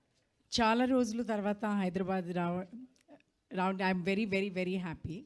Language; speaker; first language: Telugu; non-native, learner; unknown